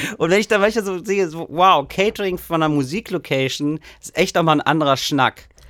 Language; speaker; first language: German; native; German